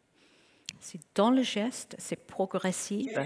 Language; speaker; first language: French; non-native, fluent; English